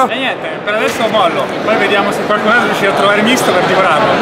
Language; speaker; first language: Italian; native; Italian